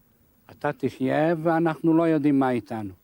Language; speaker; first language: Hebrew; non-native, fluent; Hungarian